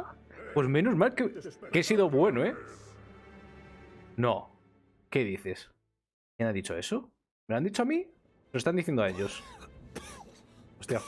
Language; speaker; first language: Spanish; native; Spanish